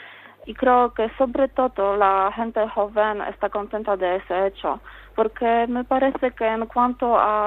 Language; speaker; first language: Spanish; non-native, fluent; Polish